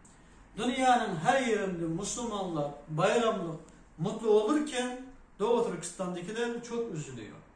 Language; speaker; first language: Turkish; non-native, fluent; Uyghur